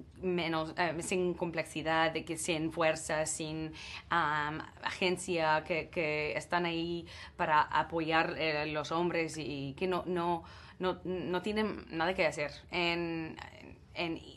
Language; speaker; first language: Spanish; non-native, learner; English